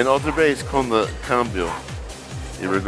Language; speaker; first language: Spanish; non-native, learner; English